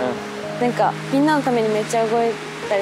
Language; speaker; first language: Japanese; native; Japanese